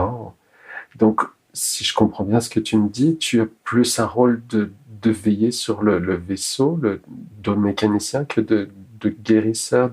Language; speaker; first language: French; native; French